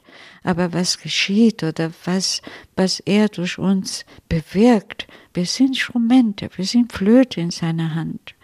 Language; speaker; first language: German; non-native, fluent; Italian